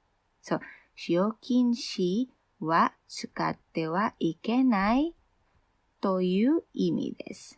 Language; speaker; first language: Japanese; non-native, fluent; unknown